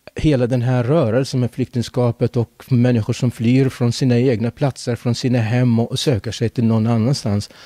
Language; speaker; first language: Swedish; non-native, fluent; Arabic